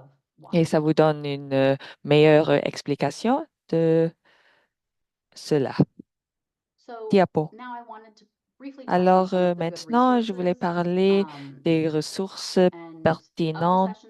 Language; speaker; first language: French; non-native, fluent; English